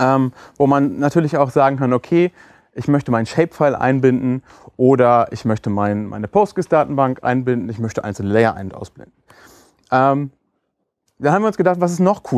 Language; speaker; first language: German; native; German